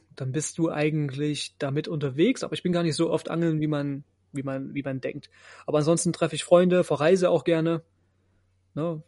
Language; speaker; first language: German; native; German